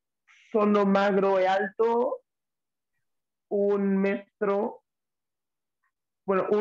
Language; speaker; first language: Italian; non-native, learner; Spanish